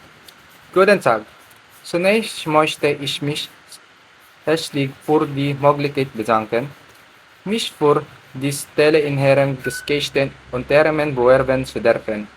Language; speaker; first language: German; non-native, learner; Filipino